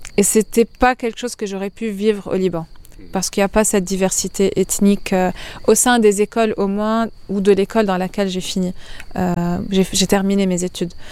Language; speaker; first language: French; non-native, local second language; Arabic